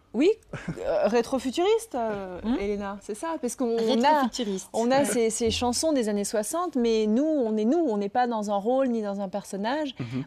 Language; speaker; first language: French; native; French